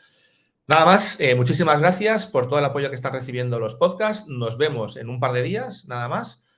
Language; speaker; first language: Spanish; native; Spanish